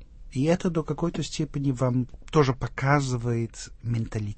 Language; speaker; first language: Russian; non-native, fluent; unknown